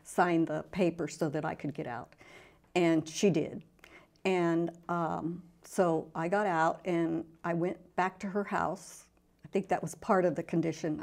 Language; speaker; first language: English; native; English